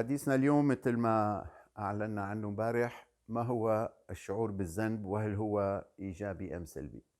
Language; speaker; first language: Arabic; native; Arabic